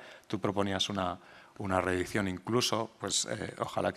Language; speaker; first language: Spanish; native; Spanish